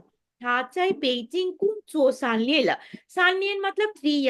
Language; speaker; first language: Chinese; non-native, fluent; Hindi